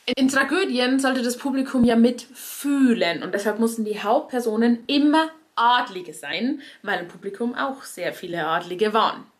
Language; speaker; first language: German; native; German